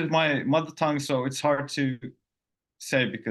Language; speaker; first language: English; non-native, fluent; Finnish